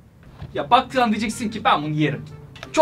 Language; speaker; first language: Turkish; native; Turkish